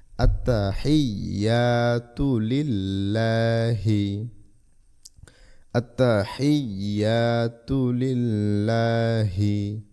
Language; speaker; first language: Arabic; non-native, learner; Bangla